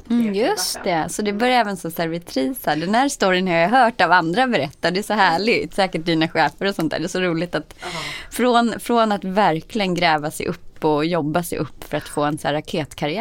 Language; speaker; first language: Swedish; native; Swedish